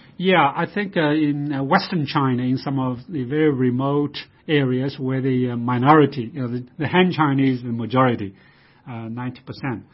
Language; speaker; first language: English; non-native, fluent; Chinese